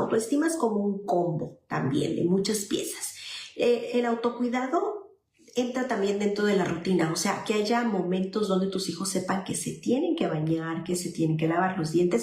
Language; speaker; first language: Spanish; native; Spanish